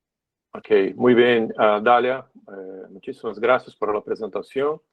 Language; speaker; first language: Spanish; non-native, fluent; Portuguese